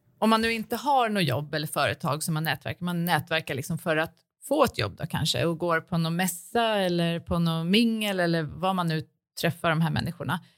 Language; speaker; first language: Swedish; native; Swedish